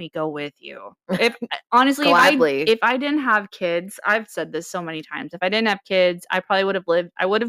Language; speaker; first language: English; native; English